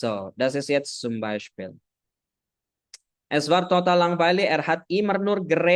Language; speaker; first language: German; non-native, fluent; Indonesian